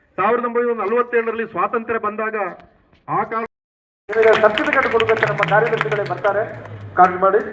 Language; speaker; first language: Kannada; non-native, local second language; Tulu